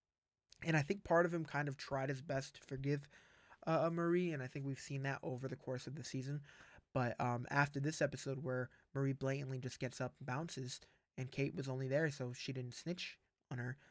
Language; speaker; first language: English; native; English